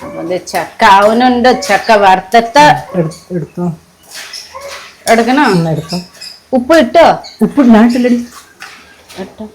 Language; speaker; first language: Malayalam; non-native, fluent; Nepali